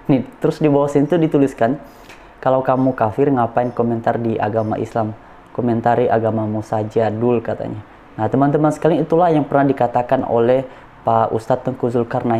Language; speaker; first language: Indonesian; native; Indonesian